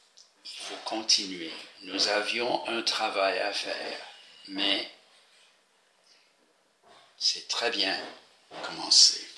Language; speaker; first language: French; non-native, fluent; English